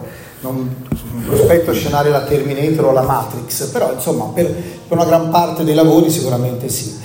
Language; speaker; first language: Italian; native; Italian